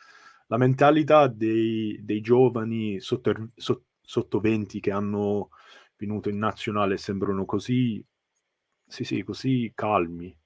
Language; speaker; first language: Italian; early bilingual, heritage; English